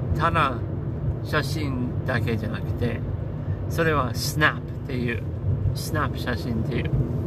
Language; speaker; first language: Japanese; non-native, learner; English